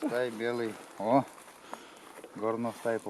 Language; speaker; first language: Russian; native; Russian